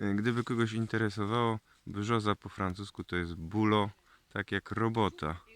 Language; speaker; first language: Polish; native; Polish